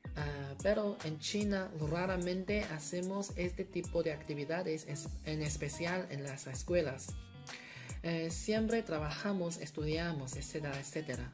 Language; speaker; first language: Spanish; non-native, fluent; Chinese